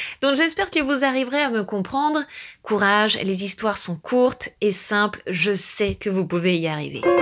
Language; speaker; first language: French; native; French